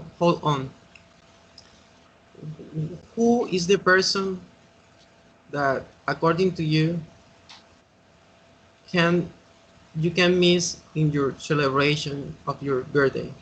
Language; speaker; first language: English; non-native, fluent; Spanish